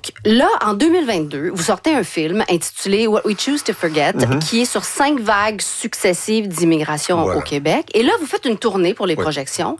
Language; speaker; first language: French; native; French